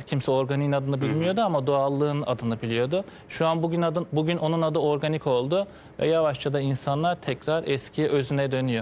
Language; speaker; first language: Turkish; native; Turkish